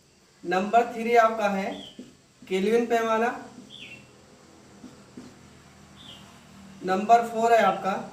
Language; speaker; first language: Hindi; native; Hindi